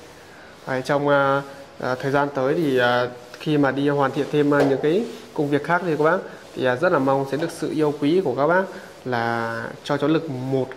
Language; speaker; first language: Vietnamese; native; Vietnamese